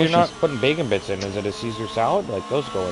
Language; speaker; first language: English; native; English